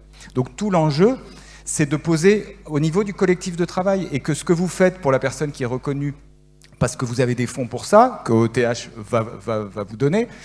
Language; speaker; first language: French; native; French